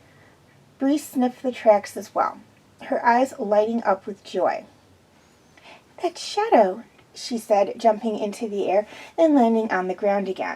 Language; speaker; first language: English; native; English